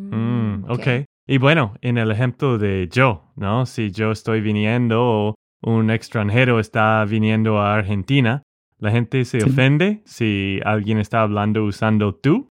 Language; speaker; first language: Spanish; non-native, fluent; English